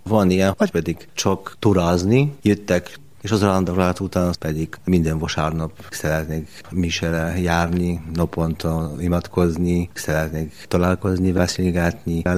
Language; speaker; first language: Hungarian; non-native, learner; Polish